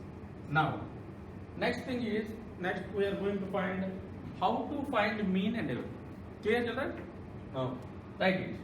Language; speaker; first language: English; non-native, local second language; Telugu